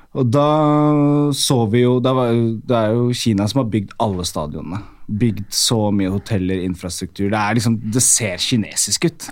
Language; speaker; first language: Norwegian; early bilingual, other home language; Amharic